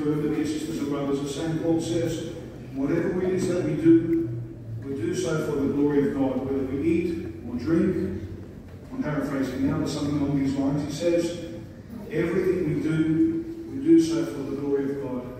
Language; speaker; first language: English; early bilingual, other home language; Greek